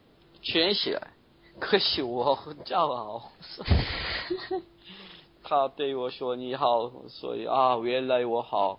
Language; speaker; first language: Chinese; non-native, learner; Korean